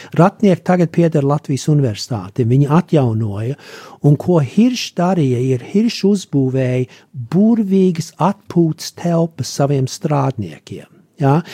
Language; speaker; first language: Latvian; early bilingual, heritage; Latvian